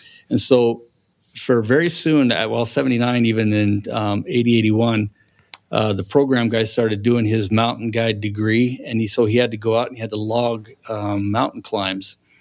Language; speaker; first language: English; native; English